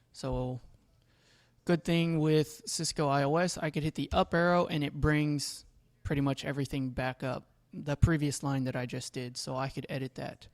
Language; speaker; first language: English; native; English